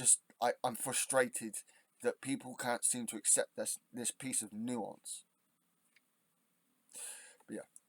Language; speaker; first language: English; native; English